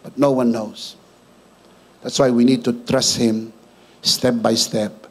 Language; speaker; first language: English; non-native, local second language; Filipino